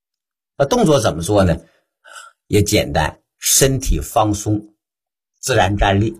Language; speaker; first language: Chinese; native; Chinese